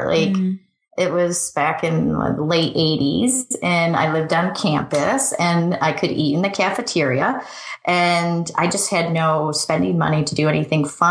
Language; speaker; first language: English; native; English